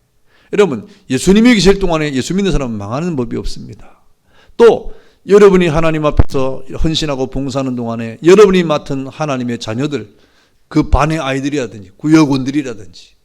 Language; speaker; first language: Korean; native; Korean